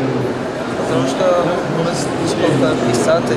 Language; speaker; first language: Russian; non-native, learner; Persian